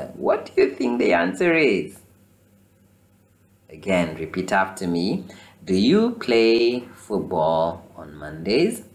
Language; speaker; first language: English; non-native, fluent; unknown